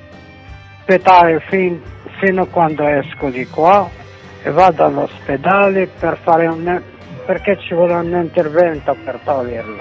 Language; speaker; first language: Italian; non-native, fluent; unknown